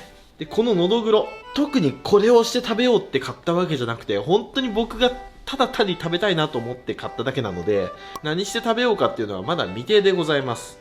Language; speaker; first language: Japanese; native; Japanese